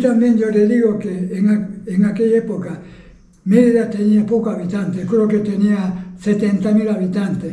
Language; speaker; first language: Spanish; non-native, fluent; Japanese